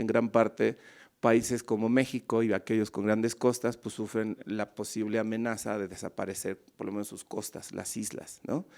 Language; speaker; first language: Spanish; native; Spanish